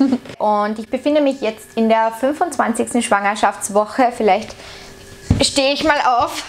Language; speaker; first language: German; native; German